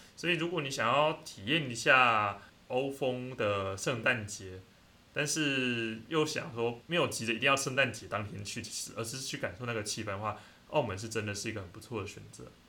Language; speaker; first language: Chinese; native; Chinese